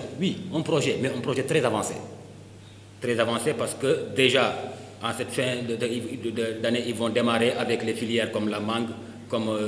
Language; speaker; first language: French; non-native, local second language; Wolof